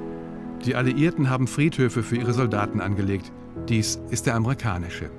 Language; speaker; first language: German; native; German